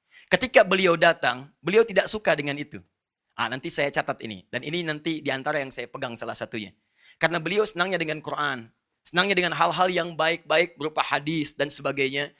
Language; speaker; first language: Indonesian; non-native, fluent; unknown